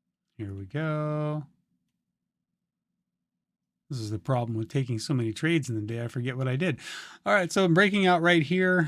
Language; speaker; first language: English; native; English